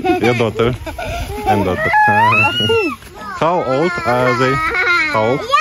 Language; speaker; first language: English; non-native, learner; Russian